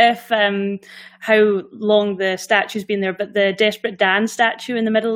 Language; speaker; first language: English; native; English